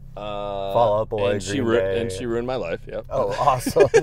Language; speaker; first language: English; native; English